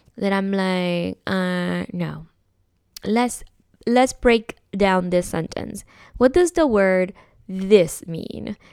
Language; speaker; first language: English; early bilingual, other home language; Spanish